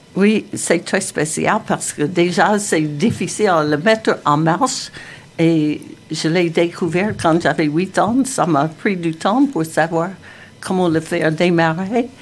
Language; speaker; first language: French; non-native, fluent; English